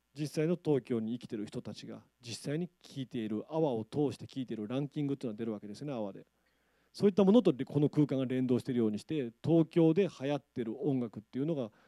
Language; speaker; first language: Japanese; native; Japanese